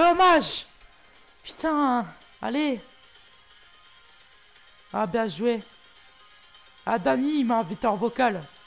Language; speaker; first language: French; native; French